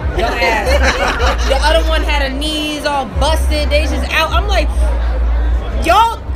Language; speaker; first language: English; native; English